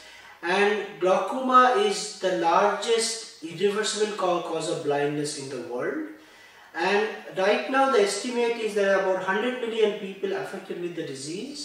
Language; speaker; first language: English; non-native, local second language; Bangla